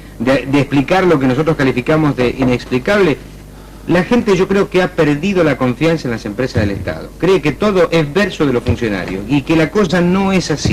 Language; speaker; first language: Spanish; native; Spanish